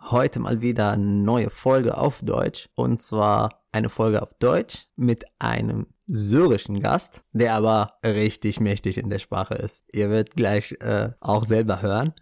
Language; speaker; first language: German; non-native, fluent; Arabic